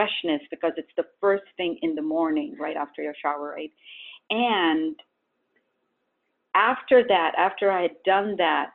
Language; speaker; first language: English; non-native, local second language; Gujarati